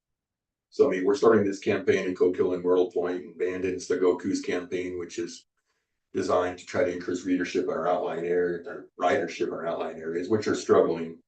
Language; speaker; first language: English; native; English